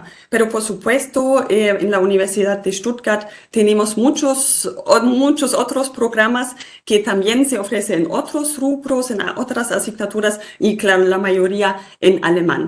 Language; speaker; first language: Spanish; non-native, fluent; German